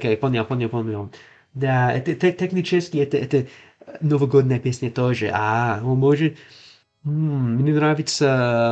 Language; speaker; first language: Russian; non-native, learner; English